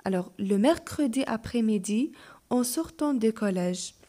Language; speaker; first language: French; non-native, local second language; Arabic